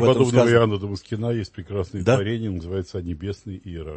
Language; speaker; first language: Russian; native; Russian